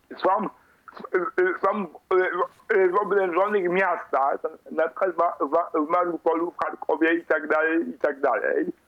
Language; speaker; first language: Polish; non-native, fluent; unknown